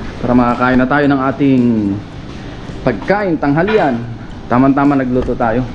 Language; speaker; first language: Filipino; non-native, local second language; Iloko